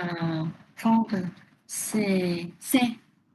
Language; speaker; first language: French; non-native, learner; Vietnamese